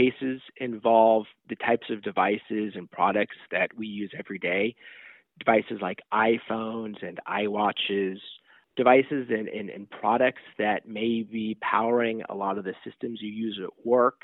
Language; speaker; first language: English; native; English